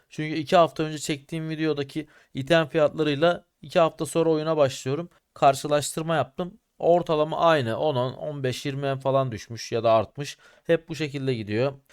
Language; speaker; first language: Turkish; native; Turkish